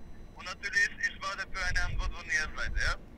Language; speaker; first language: German; non-native, learner; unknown